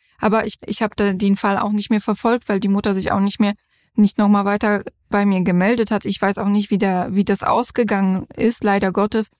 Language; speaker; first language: German; non-native, fluent; Polish